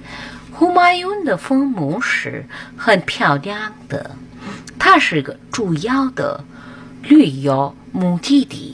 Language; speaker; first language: Chinese; non-native, fluent; Hindi